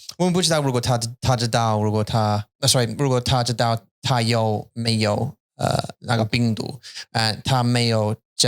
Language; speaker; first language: Chinese; non-native, learner; English